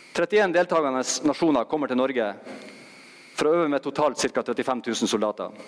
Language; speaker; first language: Norwegian; native; Norwegian